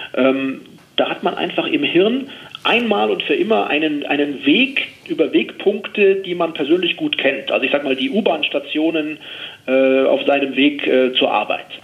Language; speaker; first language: German; native; German